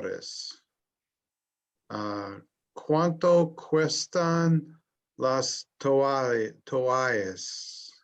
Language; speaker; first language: Spanish; non-native, learner; English